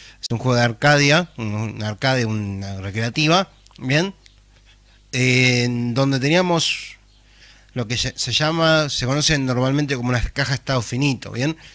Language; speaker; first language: Spanish; native; Spanish